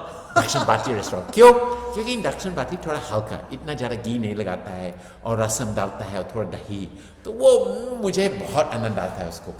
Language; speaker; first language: Hindi; non-native, fluent; English